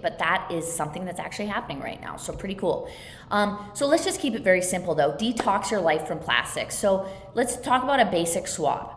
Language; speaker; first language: English; native; English